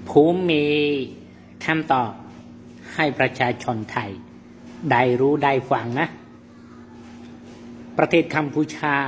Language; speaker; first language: Thai; non-native, learner; Khmer